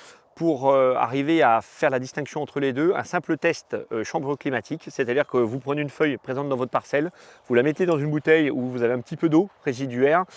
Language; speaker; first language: French; native; French